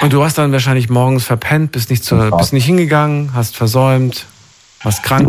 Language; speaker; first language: German; native; German